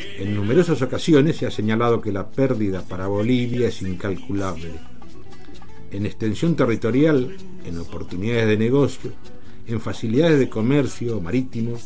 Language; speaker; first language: Spanish; native; Spanish